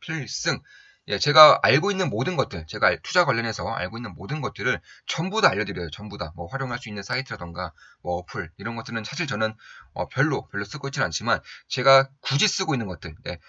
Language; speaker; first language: Korean; native; Korean